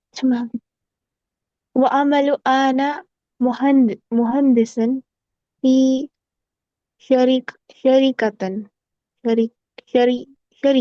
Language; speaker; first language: Arabic; non-native, learner; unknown